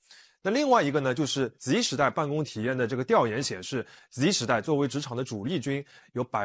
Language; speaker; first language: Chinese; native; Chinese